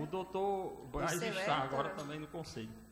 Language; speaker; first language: Portuguese; native; Portuguese